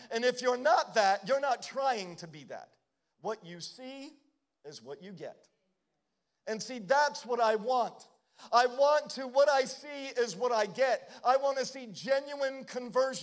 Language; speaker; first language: English; native; English